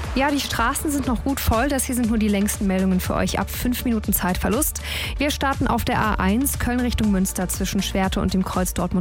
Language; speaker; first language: German; native; German